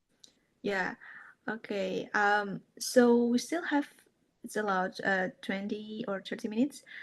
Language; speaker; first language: English; non-native, fluent; Indonesian